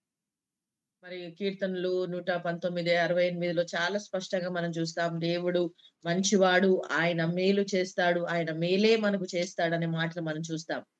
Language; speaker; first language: Telugu; native; Telugu